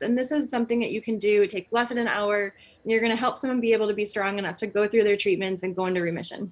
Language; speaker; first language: English; native; English